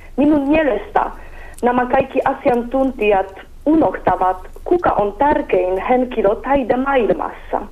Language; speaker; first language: Finnish; non-native, learner; Polish